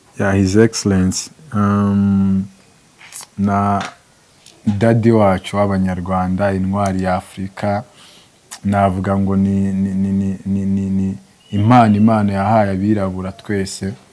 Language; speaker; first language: Kinyarwanda; native; Kinyarwanda